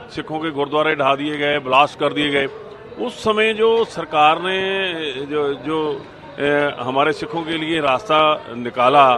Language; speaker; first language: Hindi; non-native, local second language; Punjabi